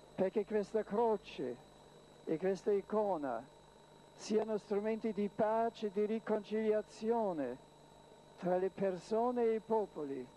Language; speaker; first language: Italian; non-native, fluent; German